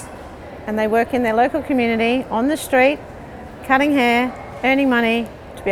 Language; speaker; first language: English; native; English